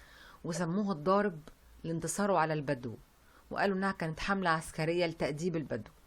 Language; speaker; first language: Arabic; native; Arabic